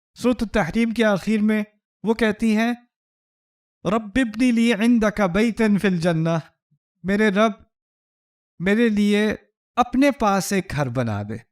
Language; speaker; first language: Urdu; early bilingual, heritage; Urdu